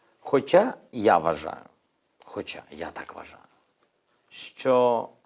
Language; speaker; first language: Ukrainian; non-native, local second language; Russian